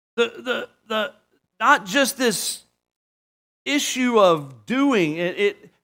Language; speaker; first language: English; native; English